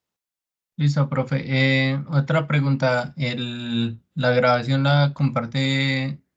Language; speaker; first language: Spanish; native; Spanish